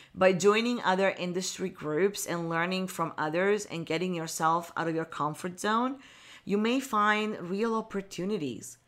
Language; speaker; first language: English; non-native, fluent; Italian